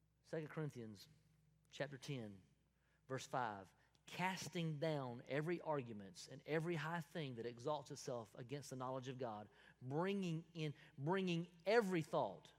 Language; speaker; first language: English; native; English